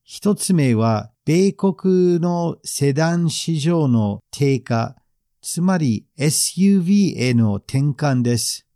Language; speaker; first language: Japanese; non-native, fluent; English